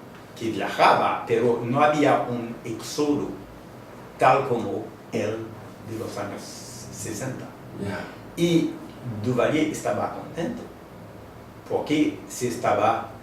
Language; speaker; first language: Spanish; non-native, fluent; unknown